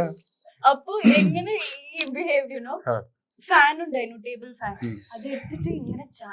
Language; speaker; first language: Malayalam; non-native, learner; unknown